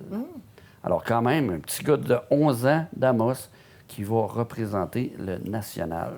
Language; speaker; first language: French; native; French